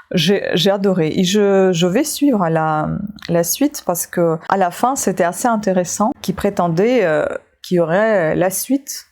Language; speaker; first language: French; non-native, fluent; Russian